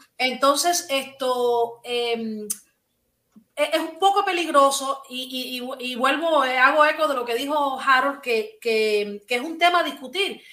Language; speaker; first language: Spanish; native; Spanish